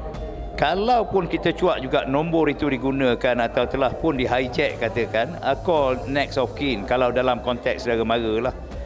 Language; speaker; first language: Malay; native; Malay